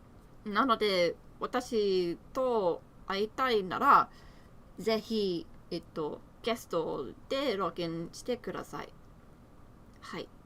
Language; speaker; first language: Japanese; non-native, learner; English